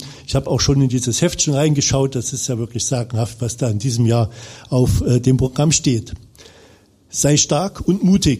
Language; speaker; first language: German; native; German